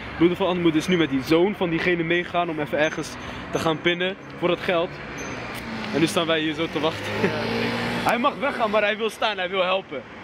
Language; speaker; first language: Dutch; early bilingual, other home language; Riffian